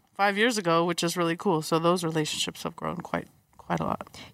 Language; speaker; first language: English; native; English